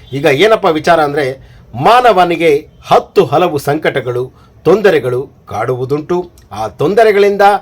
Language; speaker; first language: Kannada; native; Kannada